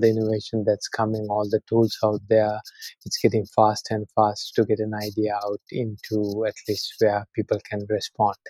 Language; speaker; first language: English; non-native, local second language; Sinhala